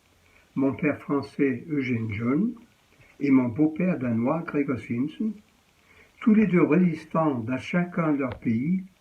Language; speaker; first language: French; early bilingual, heritage; French